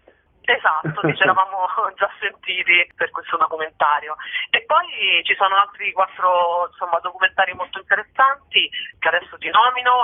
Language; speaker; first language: Italian; native; Italian